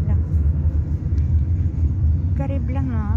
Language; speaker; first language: Arabic; non-native, learner; Filipino